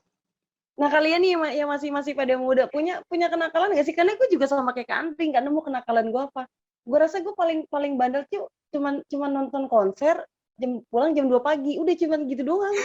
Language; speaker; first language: Indonesian; native; Indonesian